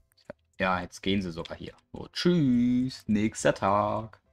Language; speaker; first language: German; native; German